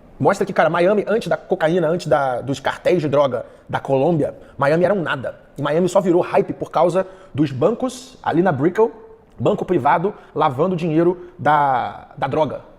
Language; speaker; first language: Portuguese; early bilingual, heritage; Portuguese